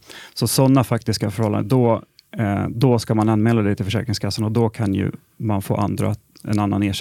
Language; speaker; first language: Swedish; native; Swedish